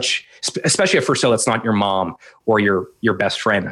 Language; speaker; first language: English; native; English